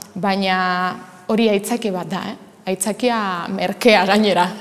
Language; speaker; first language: Basque; non-native, learner; Spanish